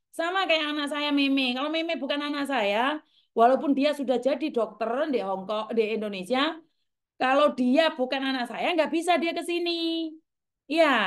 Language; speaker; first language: Indonesian; non-native, local second language; Javanese